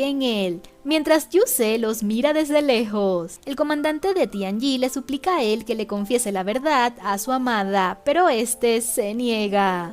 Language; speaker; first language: Spanish; native; Spanish